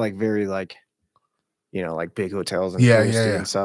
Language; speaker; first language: English; native; English